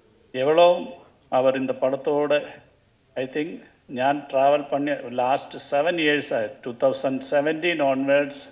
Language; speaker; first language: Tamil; non-native, learner; Malayalam